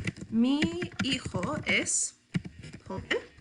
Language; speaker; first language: Spanish; non-native, fluent; English